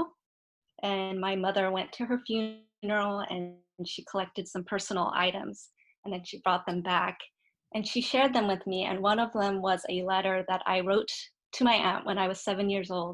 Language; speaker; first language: English; native; English